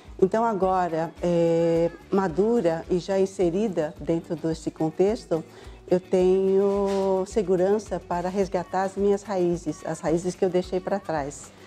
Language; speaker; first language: Portuguese; early bilingual, other home language; Cantonese